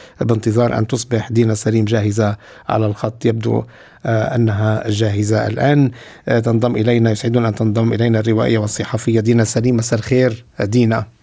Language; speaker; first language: Arabic; native; Arabic